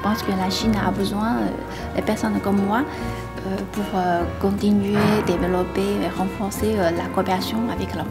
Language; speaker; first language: French; non-native, fluent; Chinese